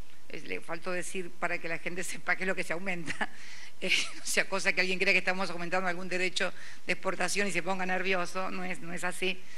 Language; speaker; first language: Spanish; native; Spanish